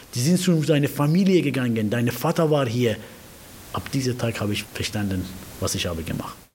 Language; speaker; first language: German; non-native, learner; Persian